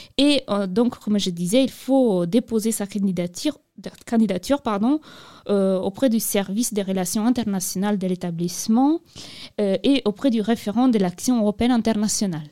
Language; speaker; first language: French; non-native, fluent; Italian